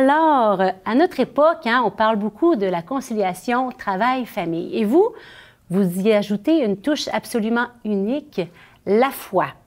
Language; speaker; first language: French; native; French